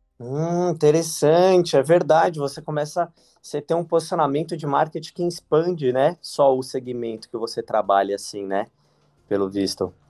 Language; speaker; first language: Portuguese; native; Portuguese